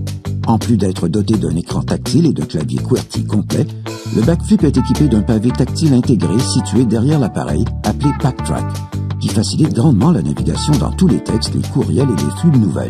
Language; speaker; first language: French; native; French